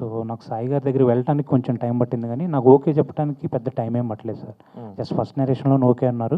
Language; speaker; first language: Telugu; native; Telugu